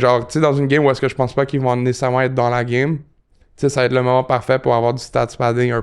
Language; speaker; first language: French; native; French